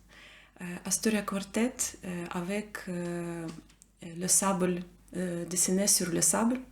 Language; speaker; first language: French; non-native, learner; Ukrainian